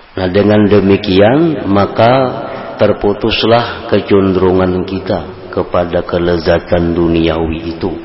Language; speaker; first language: Indonesian; non-native, local second language; Banjar